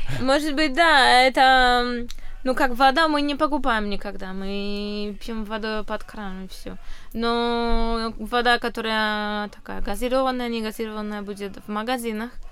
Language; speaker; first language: Russian; non-native, fluent; Spanish